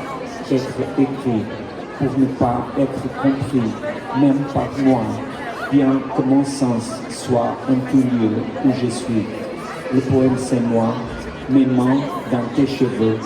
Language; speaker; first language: French; non-native, fluent; Portuguese